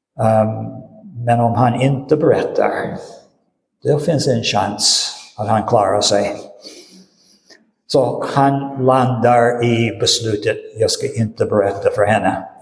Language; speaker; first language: Swedish; non-native, fluent; English